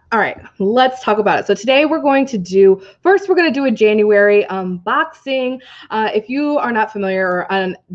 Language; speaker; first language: English; native; English